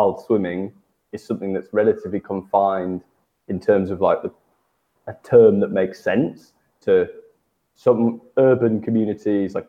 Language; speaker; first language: English; native; English